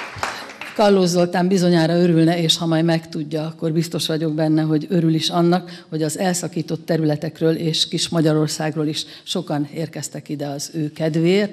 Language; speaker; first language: Hungarian; native; Hungarian